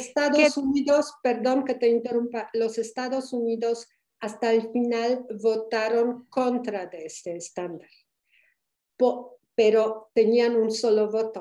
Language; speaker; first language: Spanish; non-native, fluent; Polish